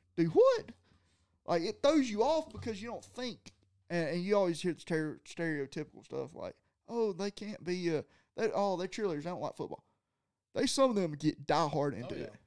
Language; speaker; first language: English; native; English